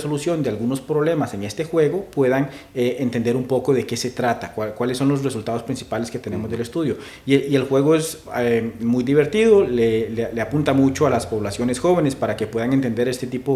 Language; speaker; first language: Spanish; native; Spanish